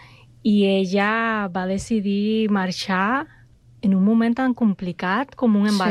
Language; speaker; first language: Catalan; non-native, fluent; Spanish